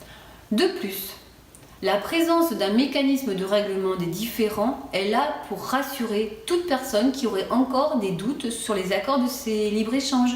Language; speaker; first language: French; native; French